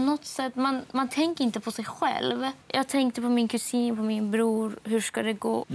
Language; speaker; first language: Swedish; non-native, fluent; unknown